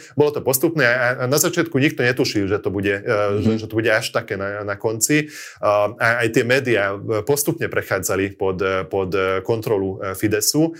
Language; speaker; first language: Slovak; non-native, local second language; Hungarian